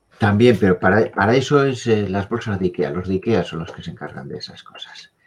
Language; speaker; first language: Spanish; native; Spanish